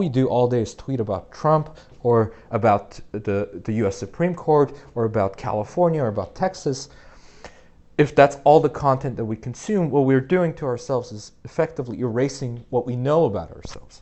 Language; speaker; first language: English; native; English